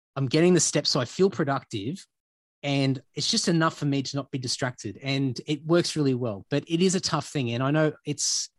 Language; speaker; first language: English; native; English